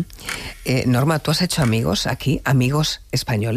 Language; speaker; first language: Spanish; native; Spanish